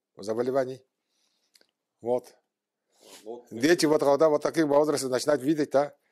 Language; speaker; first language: Russian; non-native, local second language; Tuvinian